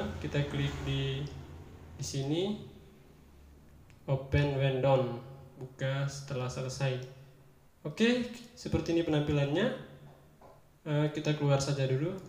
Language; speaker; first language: Indonesian; native; Indonesian